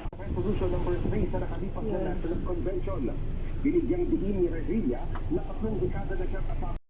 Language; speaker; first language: Filipino; non-native, local second language; Cebuano